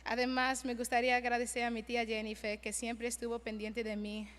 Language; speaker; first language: Spanish; early bilingual, heritage; Spanish